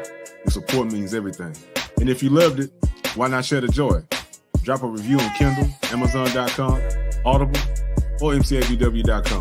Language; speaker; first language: English; native; English